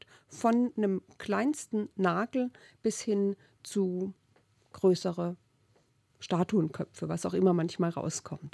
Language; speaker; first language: German; native; German